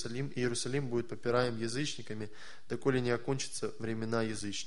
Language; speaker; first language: Russian; native; Russian